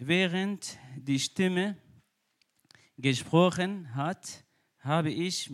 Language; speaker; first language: German; non-native, learner; Kurdish